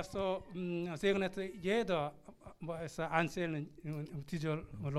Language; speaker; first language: German; non-native, learner; Korean